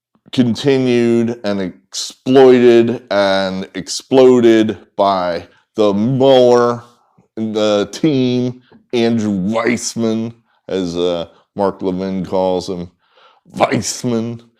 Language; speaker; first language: English; native; English